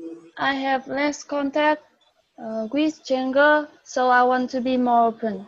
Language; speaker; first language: English; non-native, learner; Vietnamese